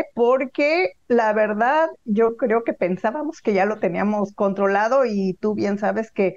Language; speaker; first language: Spanish; native; Spanish